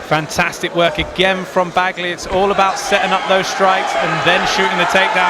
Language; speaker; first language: English; native; English